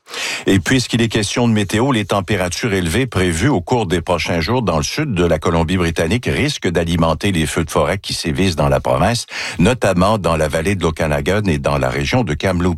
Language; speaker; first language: French; native; French